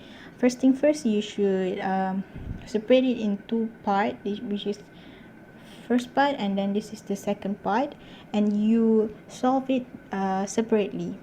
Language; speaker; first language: English; non-native, local second language; Malay